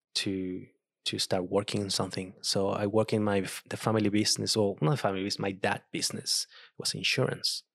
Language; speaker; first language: English; non-native, fluent; Spanish